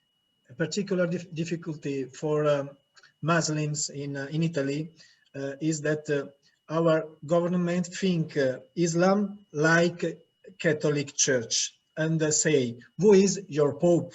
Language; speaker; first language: English; non-native, learner; Italian